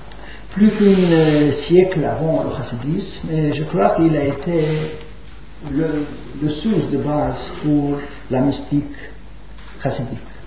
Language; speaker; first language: French; non-native, fluent; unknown